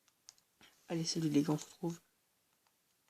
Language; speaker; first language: French; native; French